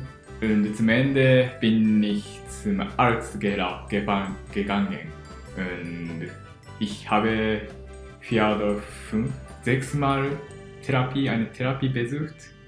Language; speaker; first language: German; non-native, learner; Japanese